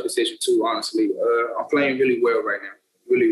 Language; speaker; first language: English; native; English